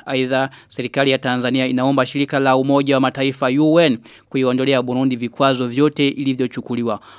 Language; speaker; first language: Swahili; non-native, local second language; Rundi